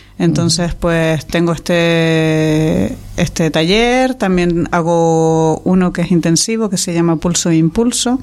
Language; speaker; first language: Spanish; native; Spanish